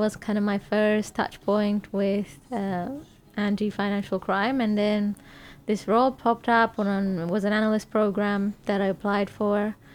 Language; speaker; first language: English; non-native, fluent; Romanian